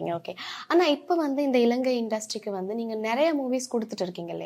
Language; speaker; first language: Tamil; native; Tamil